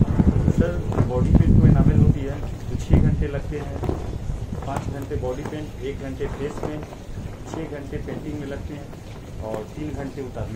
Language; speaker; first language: Hindi; native; Hindi